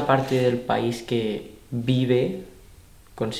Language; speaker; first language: Spanish; non-native, local second language; Catalan